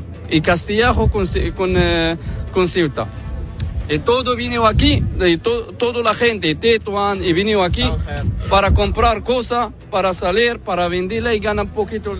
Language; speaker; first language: Spanish; non-native, learner; Arabic